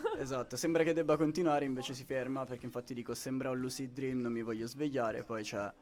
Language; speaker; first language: Italian; early bilingual, other home language; English